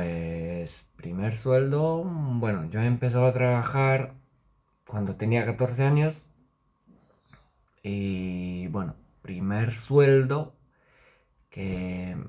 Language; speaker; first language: Spanish; non-native, fluent; Romanian